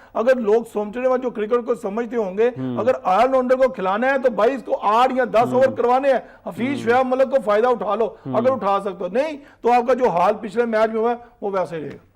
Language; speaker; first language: Urdu; non-native, local second language; Punjabi